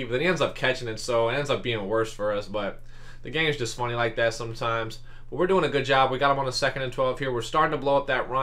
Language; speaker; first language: English; native; English